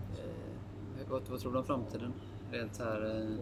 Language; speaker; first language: Swedish; native; Swedish